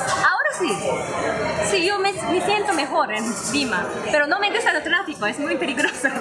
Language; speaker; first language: Spanish; non-native, learner; Japanese